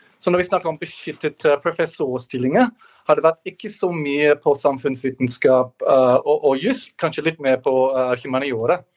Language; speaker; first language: Norwegian; non-native, fluent; English